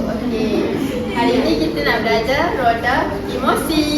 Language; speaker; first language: Malay; native; Malay